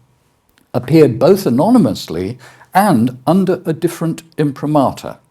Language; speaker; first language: English; native; English